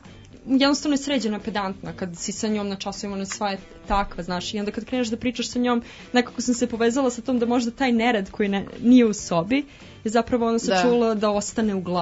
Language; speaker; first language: Serbian; native; Serbian